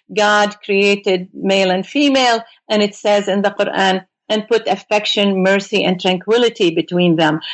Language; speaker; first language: English; non-native, fluent; Arabic